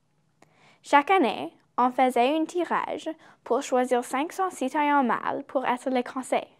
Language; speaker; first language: French; non-native, learner; English